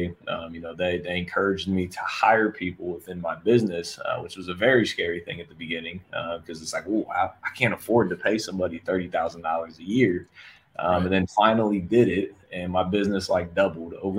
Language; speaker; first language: English; native; English